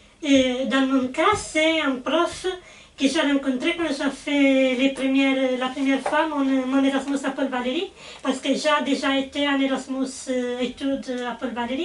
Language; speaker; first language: French; non-native, fluent; Italian